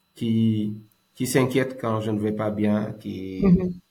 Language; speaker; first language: French; non-native, local second language; Wolof